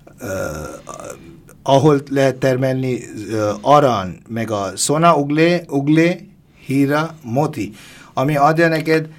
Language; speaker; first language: Hungarian; non-native, fluent; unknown